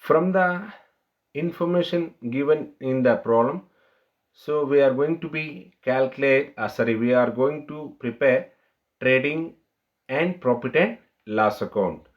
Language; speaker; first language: English; non-native, local second language; Kannada